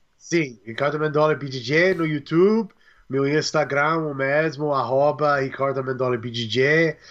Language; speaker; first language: Portuguese; non-native, learner; English